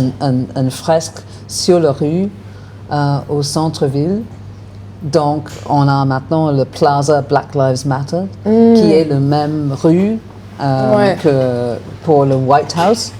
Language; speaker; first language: French; non-native, fluent; English